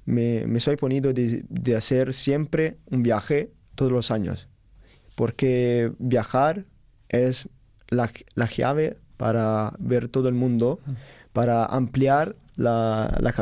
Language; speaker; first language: Spanish; non-native, learner; Italian